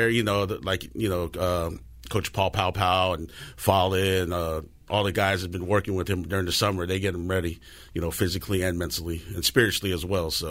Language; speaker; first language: English; native; English